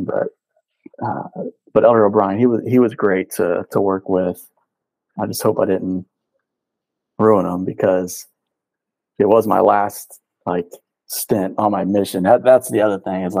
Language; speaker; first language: English; native; English